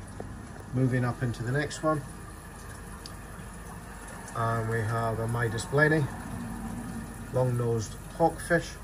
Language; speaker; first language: English; native; English